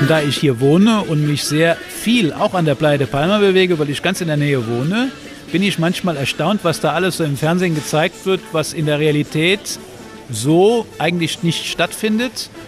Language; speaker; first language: German; native; German